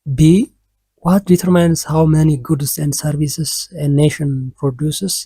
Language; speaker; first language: English; non-native, local second language; Amharic